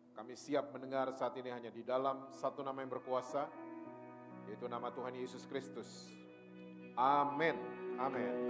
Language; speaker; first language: Indonesian; native; Indonesian